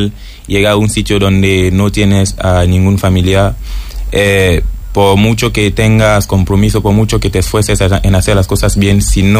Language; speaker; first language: Spanish; non-native, fluent; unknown